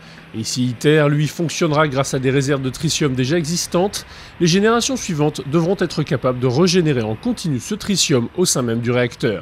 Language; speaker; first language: French; native; French